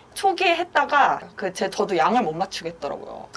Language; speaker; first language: Korean; native; Korean